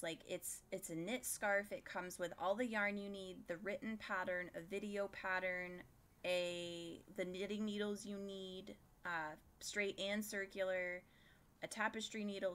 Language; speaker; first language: English; native; English